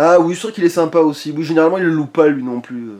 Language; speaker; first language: French; native; French